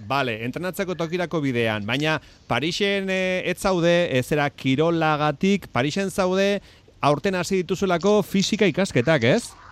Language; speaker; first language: Basque; native; Basque